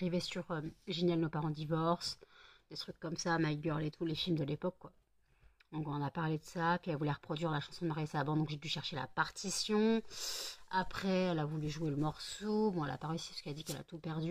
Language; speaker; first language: French; native; French